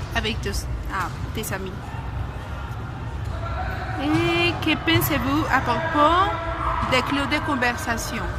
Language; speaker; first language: French; non-native, fluent; Spanish